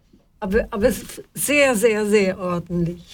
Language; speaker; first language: German; non-native, fluent; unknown